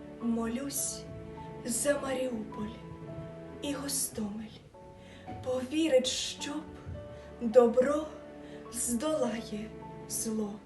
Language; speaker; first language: Ukrainian; native; Ukrainian